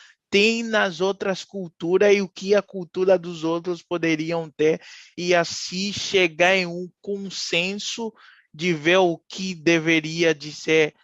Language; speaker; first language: Portuguese; non-native, fluent; Haitian Creole